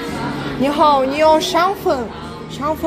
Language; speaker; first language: Chinese; non-native, learner; Mongolian